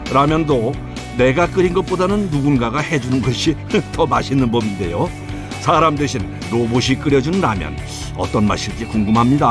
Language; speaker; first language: Korean; native; Korean